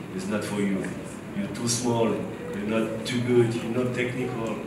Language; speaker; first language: English; non-native, fluent; French